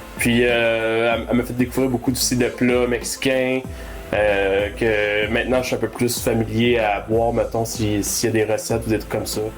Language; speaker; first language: French; native; French